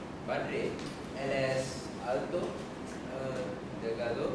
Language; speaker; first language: Spanish; non-native, learner; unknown